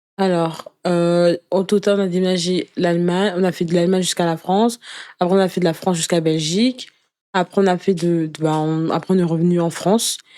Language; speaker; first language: French; early bilingual, other home language; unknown